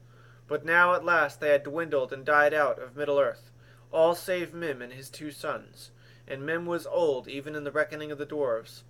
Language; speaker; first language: English; native; English